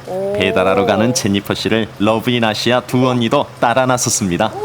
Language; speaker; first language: Korean; native; Korean